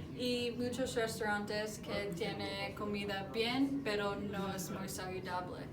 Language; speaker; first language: Spanish; non-native, learner; English